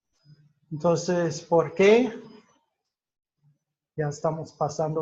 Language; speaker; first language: Spanish; non-native, fluent; English